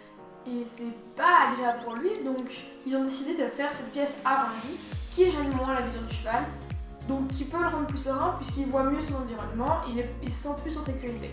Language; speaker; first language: French; native; French